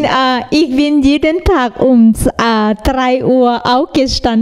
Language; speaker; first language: German; non-native, learner; Thai